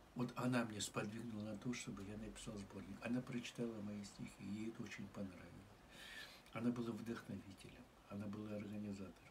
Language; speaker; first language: Russian; native; Russian